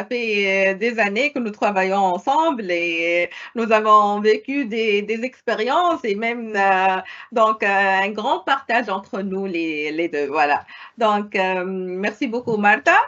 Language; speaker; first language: French; non-native, local second language; Arabic